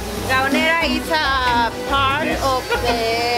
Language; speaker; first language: English; non-native, fluent; Spanish